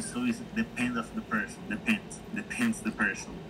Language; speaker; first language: English; non-native, learner; Portuguese